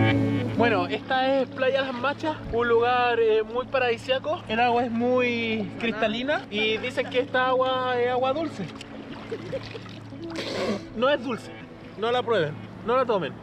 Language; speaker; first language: Spanish; native; Spanish